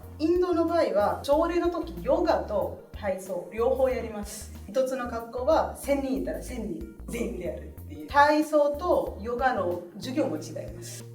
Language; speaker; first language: Japanese; non-native, fluent; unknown